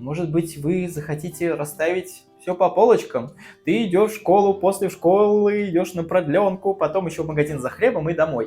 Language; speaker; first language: Russian; native; Russian